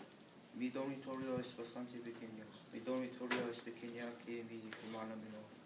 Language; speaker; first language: Spanish; non-native, learner; English